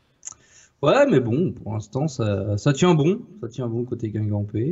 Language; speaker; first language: French; native; French